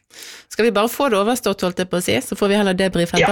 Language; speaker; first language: Norwegian; native; Norwegian